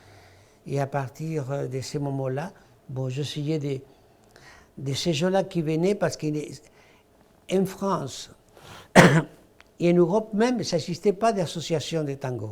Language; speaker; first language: French; non-native, fluent; Spanish